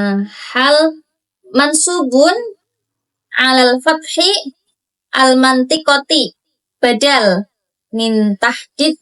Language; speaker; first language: Arabic; non-native, learner; Indonesian